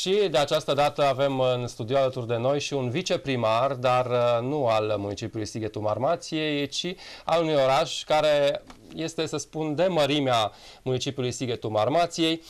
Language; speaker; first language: Romanian; native; Romanian